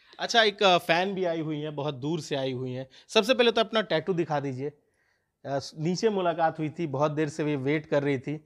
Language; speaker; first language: Hindi; native; Hindi